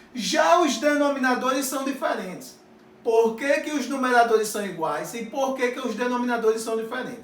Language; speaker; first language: Portuguese; native; Portuguese